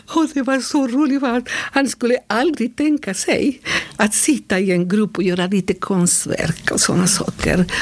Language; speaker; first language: Swedish; non-native, fluent; Spanish